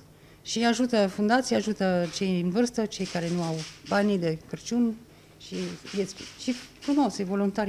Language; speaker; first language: Romanian; non-native, fluent; English